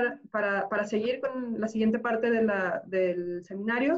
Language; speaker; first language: Spanish; native; Spanish